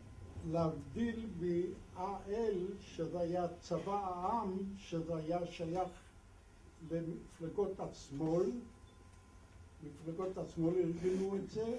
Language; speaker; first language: Hebrew; non-native, fluent; Polish